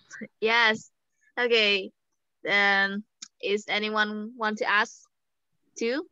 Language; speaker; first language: English; non-native, fluent; Vietnamese